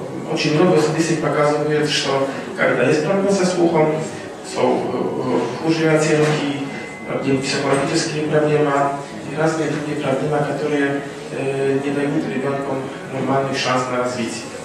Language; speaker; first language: Russian; non-native, fluent; Polish